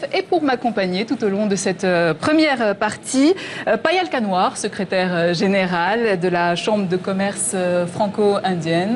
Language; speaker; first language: French; native; French